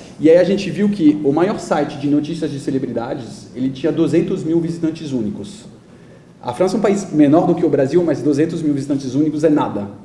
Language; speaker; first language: Portuguese; non-native, fluent; French